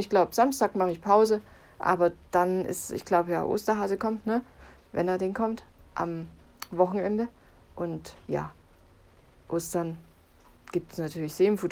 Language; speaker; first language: German; native; German